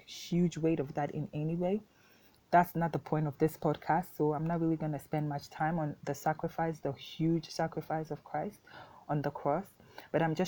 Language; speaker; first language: English; non-native, local second language; Akan